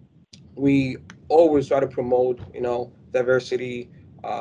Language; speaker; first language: English; non-native, fluent; Spanish